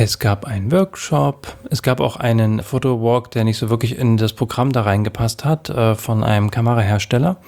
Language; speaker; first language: German; native; German